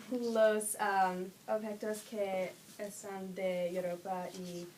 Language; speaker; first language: Spanish; non-native, learner; English